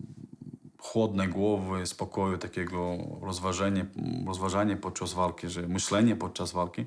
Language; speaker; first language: Polish; non-native, fluent; Chechen